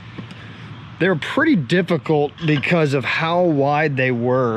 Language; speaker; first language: English; native; English